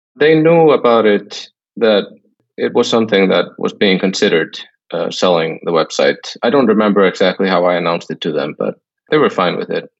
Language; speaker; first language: English; non-native, fluent; Icelandic